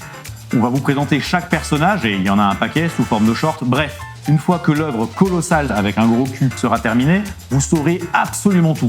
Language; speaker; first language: French; native; French